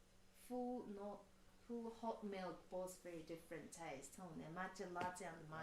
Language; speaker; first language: English; non-native, fluent; Japanese